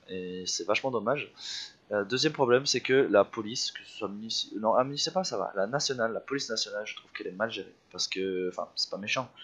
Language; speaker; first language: French; native; French